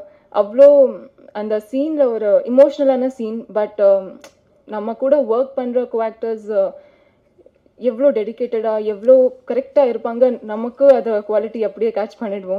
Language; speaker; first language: Tamil; non-native, fluent; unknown